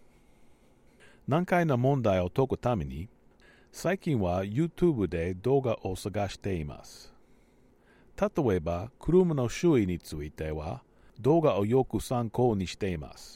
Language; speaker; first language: Japanese; non-native, learner; English